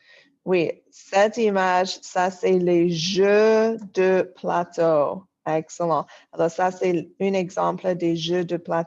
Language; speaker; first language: French; non-native, fluent; English